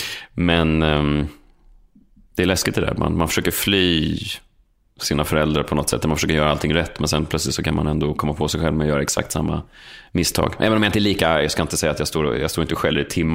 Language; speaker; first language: Swedish; native; Swedish